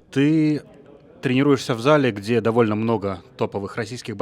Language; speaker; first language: Russian; native; Russian